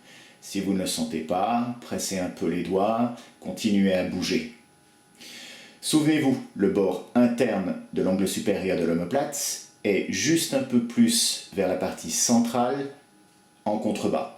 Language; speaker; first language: French; native; French